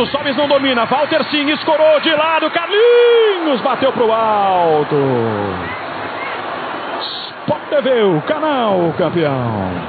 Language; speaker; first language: Portuguese; native; Portuguese